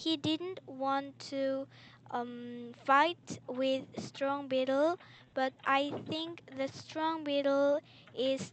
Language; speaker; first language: English; non-native, learner; Korean